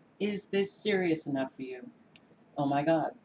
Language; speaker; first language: English; native; English